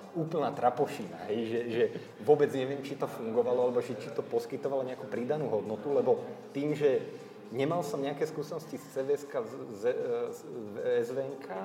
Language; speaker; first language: Slovak; native; Slovak